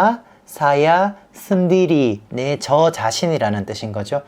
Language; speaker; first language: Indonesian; non-native, fluent; Korean